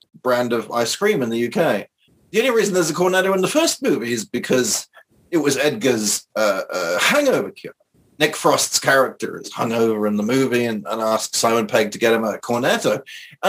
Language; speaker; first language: English; native; English